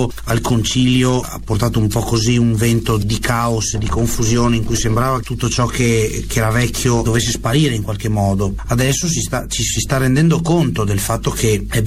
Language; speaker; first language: Italian; native; Italian